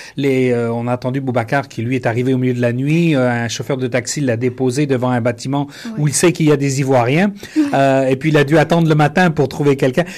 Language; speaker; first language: French; native; French